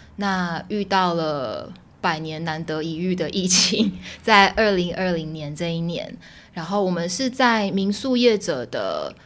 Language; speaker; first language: Chinese; early bilingual, heritage; Chinese